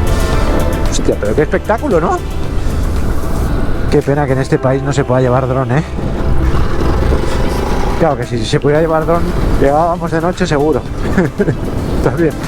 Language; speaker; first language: Spanish; native; Spanish